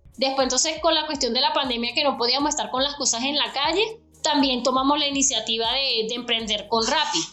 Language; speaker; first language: Spanish; native; Spanish